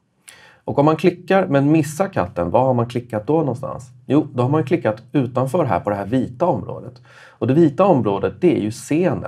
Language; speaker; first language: Swedish; native; Swedish